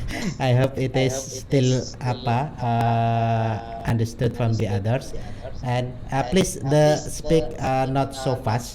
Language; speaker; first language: English; non-native, learner; Indonesian